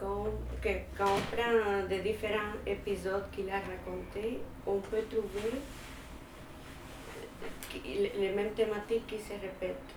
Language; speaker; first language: French; non-native, fluent; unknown